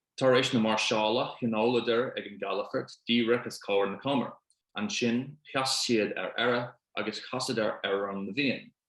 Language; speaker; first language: Irish; non-native, local second language; English